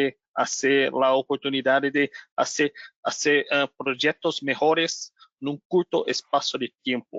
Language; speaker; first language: Spanish; non-native, learner; Portuguese